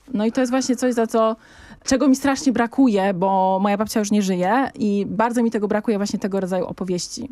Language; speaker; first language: Polish; native; Polish